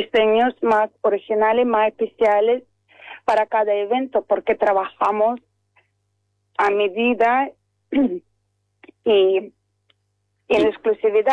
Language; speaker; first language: Spanish; non-native, fluent; Estonian